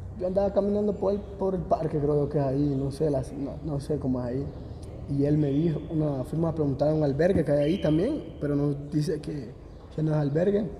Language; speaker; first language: Spanish; native; Spanish